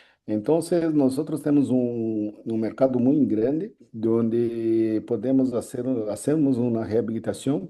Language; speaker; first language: Spanish; non-native, learner; Portuguese